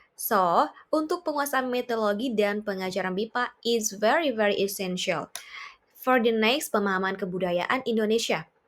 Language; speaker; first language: Indonesian; native; Indonesian